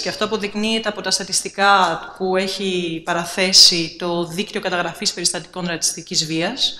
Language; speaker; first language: Greek; native; Greek